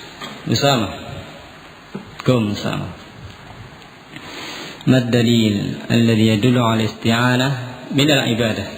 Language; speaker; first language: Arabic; non-native, fluent; Indonesian